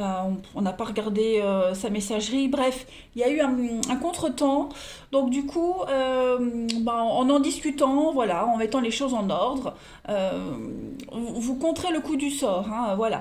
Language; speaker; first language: French; native; French